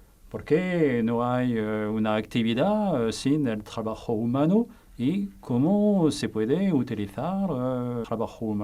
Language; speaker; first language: Spanish; non-native, fluent; French